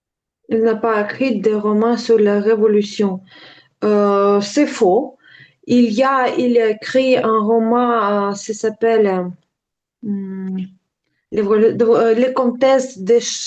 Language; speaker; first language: French; non-native, learner; Ukrainian